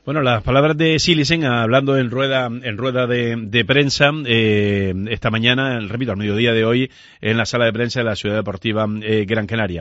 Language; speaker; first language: Spanish; native; Spanish